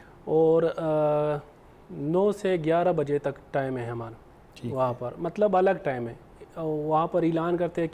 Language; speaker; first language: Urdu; non-native, fluent; Pashto